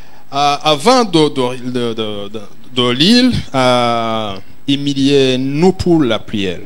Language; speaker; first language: French; non-native, local second language; Kinyarwanda